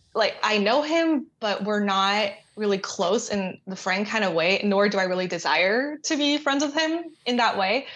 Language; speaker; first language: English; native; English